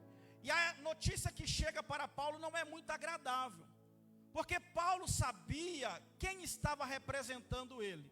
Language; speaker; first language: Portuguese; native; Portuguese